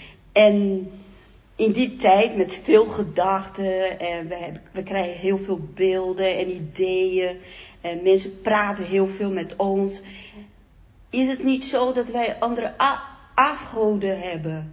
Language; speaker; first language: Dutch; non-native, fluent; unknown